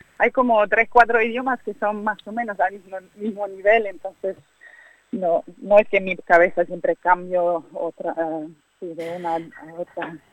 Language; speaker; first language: Spanish; non-native, fluent; German